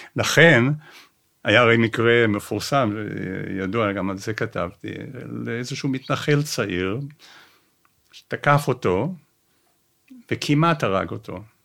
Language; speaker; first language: Hebrew; non-native, fluent; English